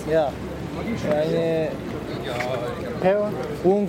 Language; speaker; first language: German; non-native, learner; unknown